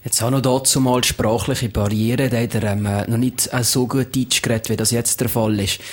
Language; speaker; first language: German; native; German